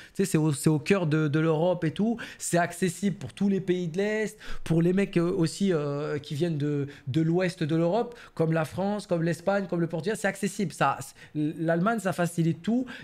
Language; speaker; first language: French; native; French